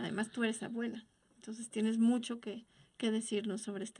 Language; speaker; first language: Spanish; native; Spanish